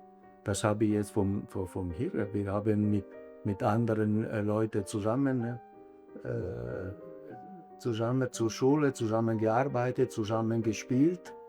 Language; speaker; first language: German; early bilingual, other home language; Italian